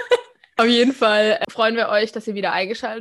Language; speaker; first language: German; native; German